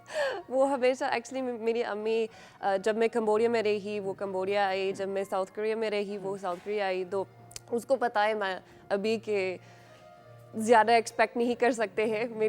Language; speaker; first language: Hindi; non-native, learner; English